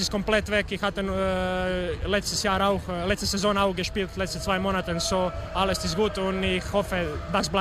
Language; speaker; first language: German; non-native, learner; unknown